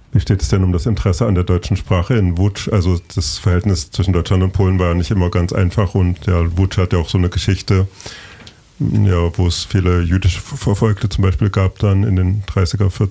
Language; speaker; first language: German; native; German